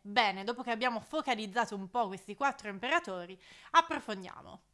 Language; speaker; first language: Italian; native; Italian